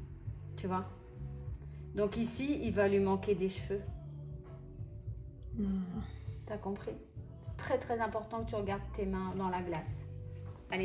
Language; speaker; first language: French; native; French